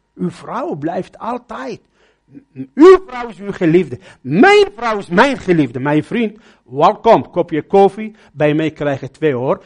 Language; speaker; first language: Dutch; non-native, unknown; Arabic